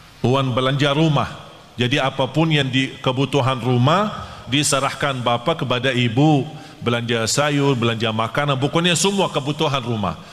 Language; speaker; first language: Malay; non-native, fluent; Arabic